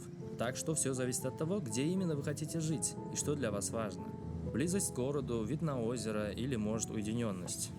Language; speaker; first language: Russian; native; Russian